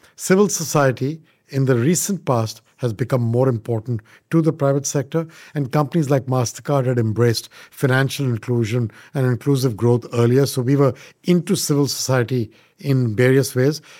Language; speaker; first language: English; non-native, local second language; Punjabi